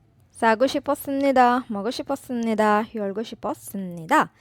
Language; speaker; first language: Korean; non-native, fluent; Urdu